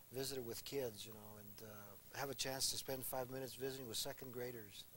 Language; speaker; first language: English; early bilingual, other home language; Spanish